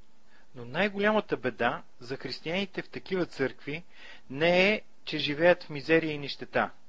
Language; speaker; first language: Bulgarian; native; Bulgarian